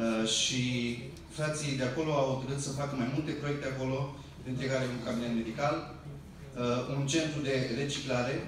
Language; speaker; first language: Romanian; early bilingual, heritage; Romanian